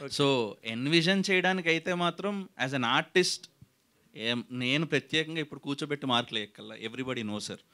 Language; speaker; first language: Telugu; native; Telugu